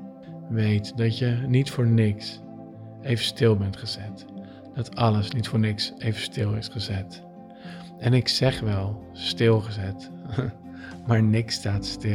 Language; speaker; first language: Dutch; native; Dutch